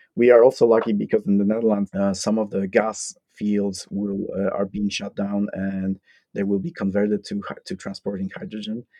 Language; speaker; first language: English; non-native, fluent; Polish